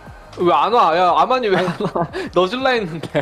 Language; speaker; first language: Korean; native; Korean